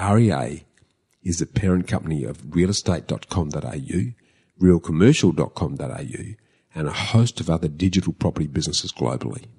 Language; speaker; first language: English; native; English